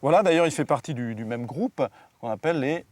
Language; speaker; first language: French; native; French